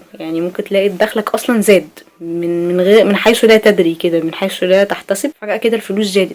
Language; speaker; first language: Arabic; native; Arabic